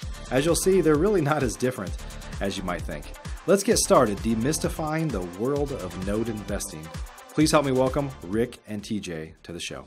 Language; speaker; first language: English; native; English